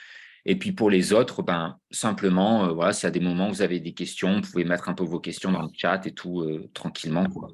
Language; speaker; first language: French; native; French